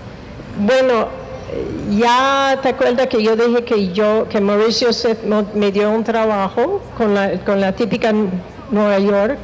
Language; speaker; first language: Spanish; non-native, fluent; English